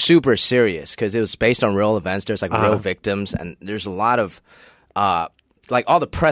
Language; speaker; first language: English; non-native, local second language; Cantonese